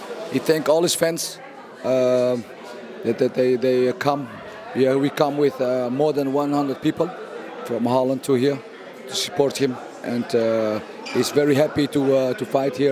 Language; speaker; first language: English; non-native, learner; Dutch